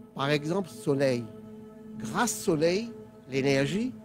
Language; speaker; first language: French; non-native, learner; Telugu